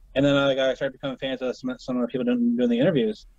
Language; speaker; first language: English; native; English